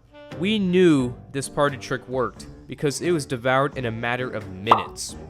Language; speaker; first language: English; native; English